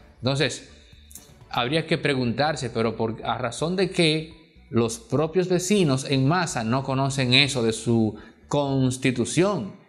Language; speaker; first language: Spanish; native; Spanish